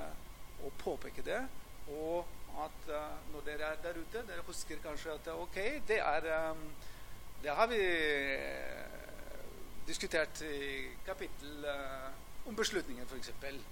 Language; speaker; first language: Norwegian; non-native, fluent; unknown